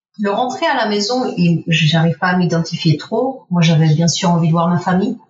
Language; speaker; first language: French; early bilingual, other home language; Spanish